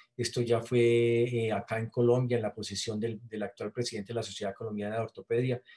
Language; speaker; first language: Spanish; native; Spanish